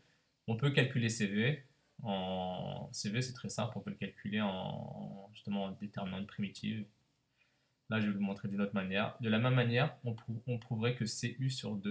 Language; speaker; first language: French; native; French